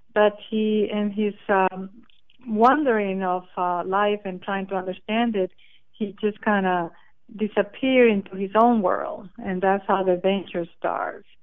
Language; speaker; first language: English; non-native, fluent; Spanish